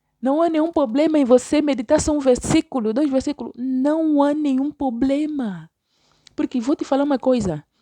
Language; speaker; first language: Portuguese; native; Portuguese